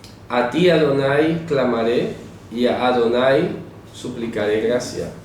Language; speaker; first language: Spanish; native; Spanish